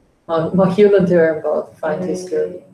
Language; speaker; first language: Irish; non-native, fluent; English